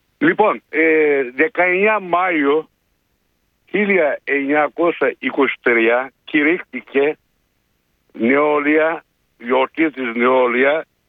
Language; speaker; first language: Greek; non-native, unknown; Turkish